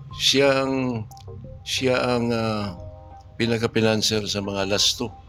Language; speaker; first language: English; non-native, local second language; Cebuano